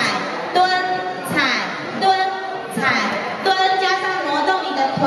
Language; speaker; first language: Chinese; native; Chinese